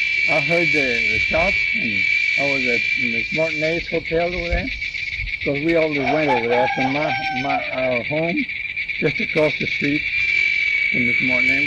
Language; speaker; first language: English; early bilingual, other home language; Spanish